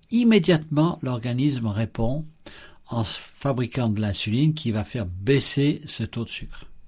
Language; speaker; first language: French; native; French